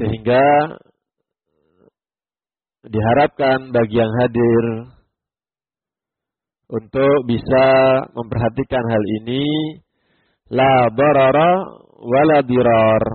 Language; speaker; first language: Indonesian; native; Indonesian